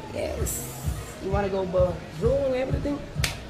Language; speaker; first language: English; non-native, learner; Spanish